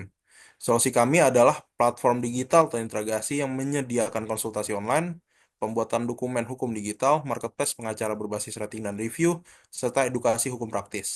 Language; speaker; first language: Indonesian; native; Indonesian